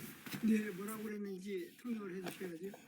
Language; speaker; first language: Korean; native; Korean